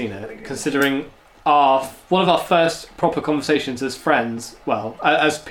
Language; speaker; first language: English; native; English